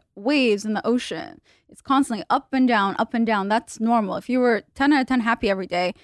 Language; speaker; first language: English; non-native, fluent; Hebrew